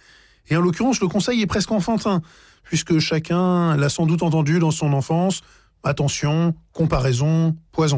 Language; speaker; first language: French; native; French